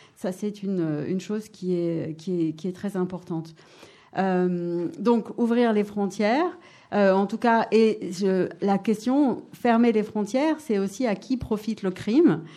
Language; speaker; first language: French; native; French